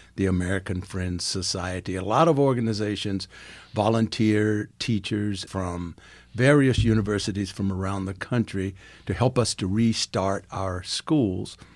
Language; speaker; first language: English; native; English